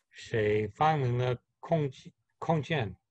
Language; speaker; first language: Chinese; non-native, learner; English